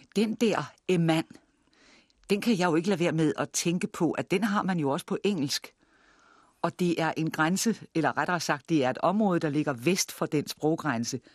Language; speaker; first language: Danish; native; Danish